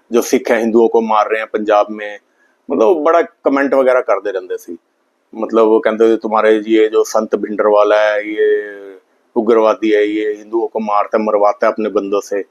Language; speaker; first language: Hindi; non-native, local second language; Punjabi